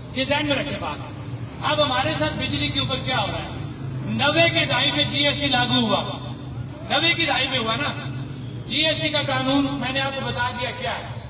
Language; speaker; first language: Urdu; non-native, local second language; Pahari-Potwari